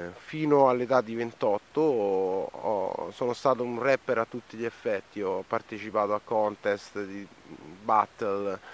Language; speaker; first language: Italian; native; Italian